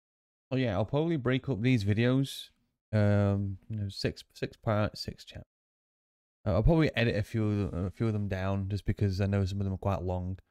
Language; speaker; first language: English; native; English